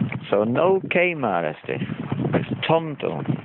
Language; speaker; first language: Spanish; non-native, learner; English